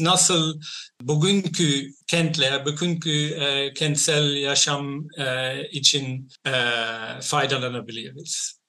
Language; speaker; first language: Turkish; non-native, fluent; Dutch